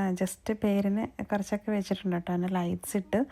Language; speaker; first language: Malayalam; native; Malayalam